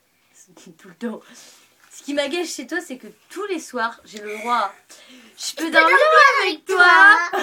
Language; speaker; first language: French; native; French